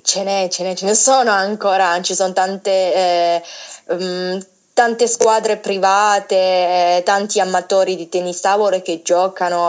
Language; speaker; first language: Italian; non-native, fluent; Chinese